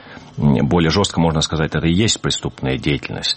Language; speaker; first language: Russian; native; Russian